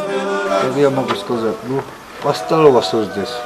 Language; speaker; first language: Russian; non-native, learner; Georgian